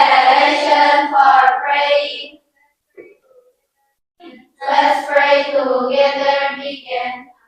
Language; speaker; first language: English; non-native, learner; Indonesian